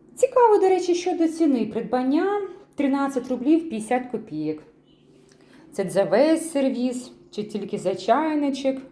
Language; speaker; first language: Ukrainian; non-native, local second language; Russian